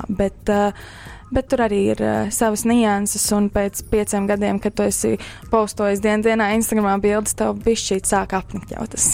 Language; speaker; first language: Latvian; native; Latvian